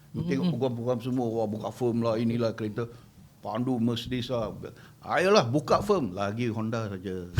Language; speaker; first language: Malay; non-native, local second language; Tamil